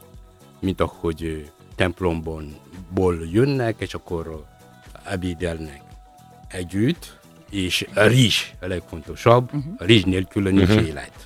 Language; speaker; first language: Hungarian; non-native, fluent; Malagasy